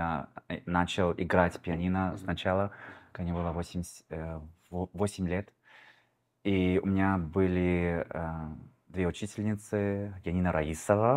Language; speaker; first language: Russian; early bilingual, heritage; Russian